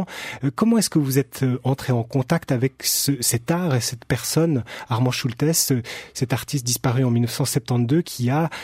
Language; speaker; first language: French; native; French